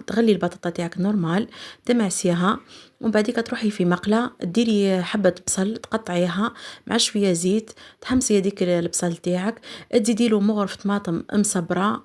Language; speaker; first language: Arabic; native; Arabic